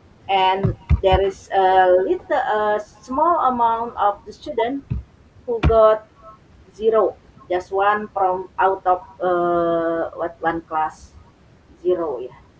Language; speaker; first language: English; non-native, learner; Indonesian